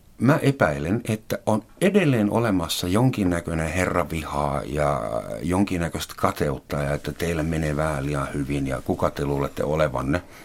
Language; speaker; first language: Finnish; non-native, fluent; German